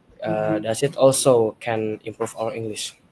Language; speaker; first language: English; non-native, learner; Indonesian